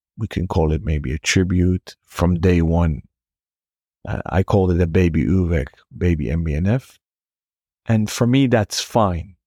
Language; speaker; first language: English; non-native, fluent; Hebrew